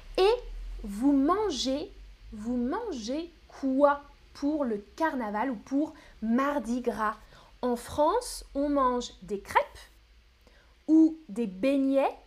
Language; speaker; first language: French; native; French